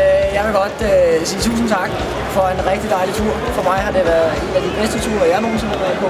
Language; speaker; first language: Danish; native; Danish